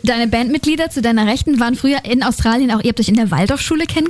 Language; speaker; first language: German; native; German